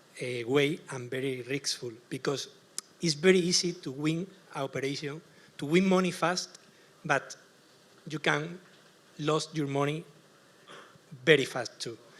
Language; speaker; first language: English; non-native, learner; Spanish